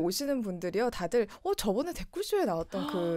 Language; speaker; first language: Korean; native; Korean